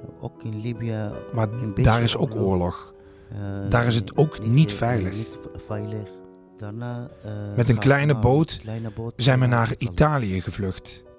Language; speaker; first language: Dutch; non-native, learner; Arabic